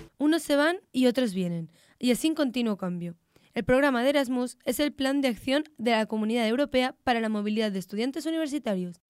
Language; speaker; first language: Spanish; native; Spanish